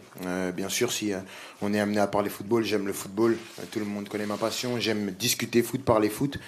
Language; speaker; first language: French; native; French